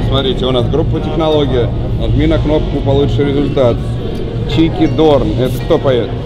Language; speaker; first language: Russian; native; Russian